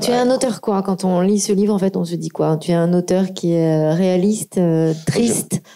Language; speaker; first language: French; native; French